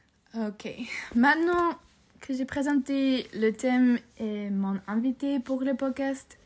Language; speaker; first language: French; non-native, learner; English